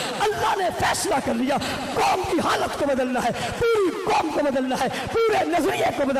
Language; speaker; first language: Urdu; native; Urdu